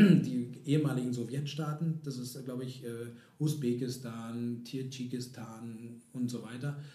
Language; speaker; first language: German; native; German